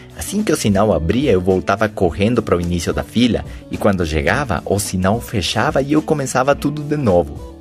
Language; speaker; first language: Portuguese; non-native, fluent; Spanish